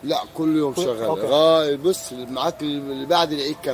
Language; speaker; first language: Arabic; native; Arabic